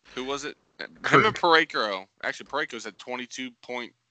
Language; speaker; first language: English; native; English